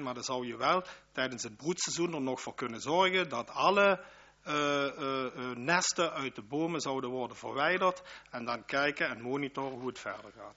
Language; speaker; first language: Dutch; native; Dutch